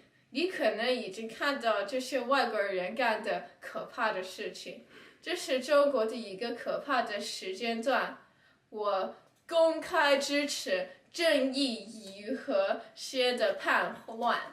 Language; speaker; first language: Chinese; non-native, learner; English